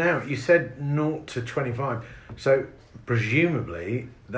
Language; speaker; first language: English; native; English